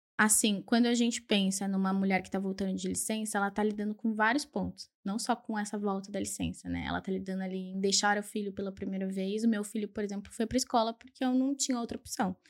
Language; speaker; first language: Portuguese; early bilingual, other home language; Spanish